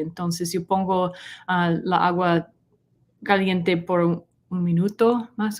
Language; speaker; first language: Spanish; non-native, learner; English